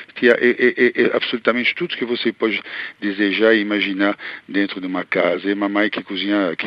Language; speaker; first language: Portuguese; non-native, fluent; French